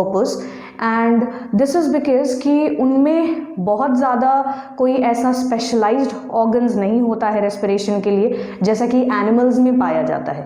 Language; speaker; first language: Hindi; native; Hindi